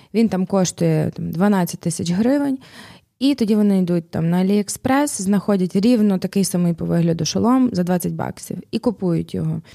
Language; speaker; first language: Ukrainian; native; Ukrainian